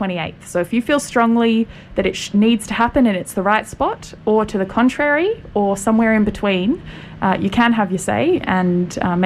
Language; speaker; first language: English; native; English